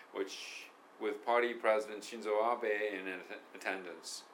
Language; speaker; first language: English; non-native, fluent; Japanese